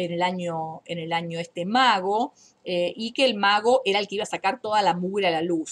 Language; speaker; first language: Spanish; native; Spanish